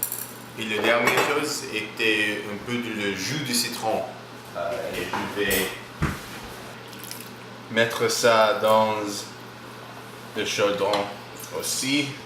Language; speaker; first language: French; non-native, learner; English